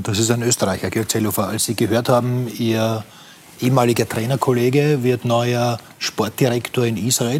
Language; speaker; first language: German; native; German